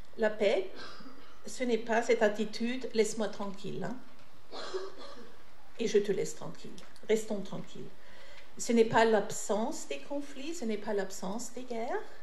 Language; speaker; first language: French; non-native, fluent; German